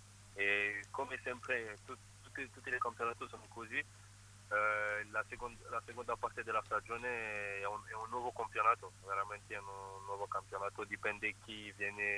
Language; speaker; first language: Italian; non-native, fluent; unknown